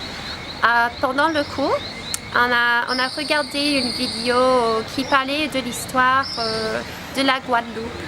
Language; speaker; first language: French; non-native, fluent; English